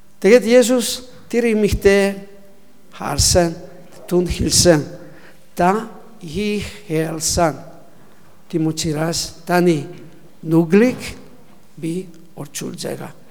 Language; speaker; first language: Mongolian; non-native, learner; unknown